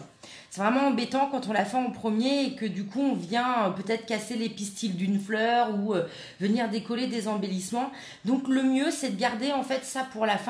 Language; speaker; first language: French; native; French